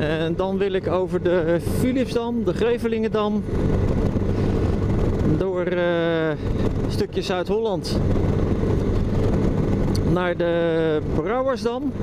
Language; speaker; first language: Dutch; native; Dutch